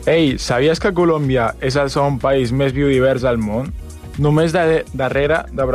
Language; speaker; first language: Catalan; non-native, learner; Spanish